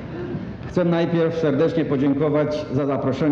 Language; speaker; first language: Polish; native; Polish